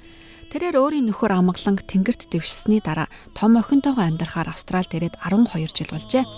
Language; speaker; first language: Mongolian; native; Mongolian